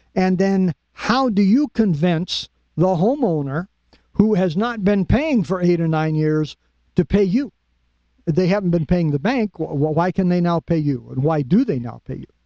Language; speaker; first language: English; native; English